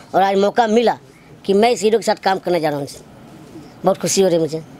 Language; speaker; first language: Hindi; native; Hindi